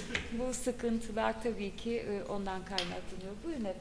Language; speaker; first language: Turkish; native; Turkish